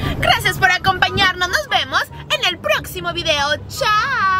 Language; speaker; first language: Spanish; native; Spanish